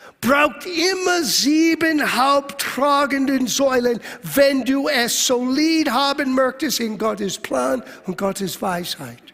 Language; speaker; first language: German; non-native, fluent; English